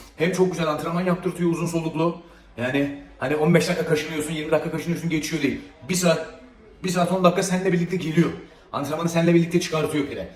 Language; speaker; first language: Turkish; native; Turkish